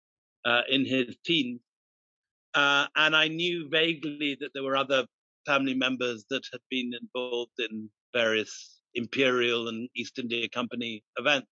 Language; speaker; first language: English; native; English